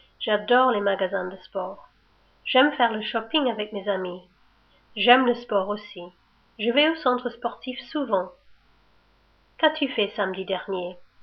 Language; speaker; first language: French; non-native, learner; English